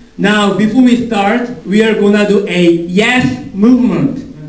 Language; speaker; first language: English; non-native, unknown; Korean